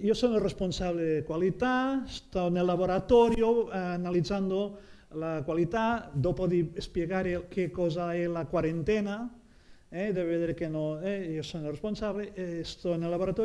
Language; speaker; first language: Italian; non-native, fluent; Catalan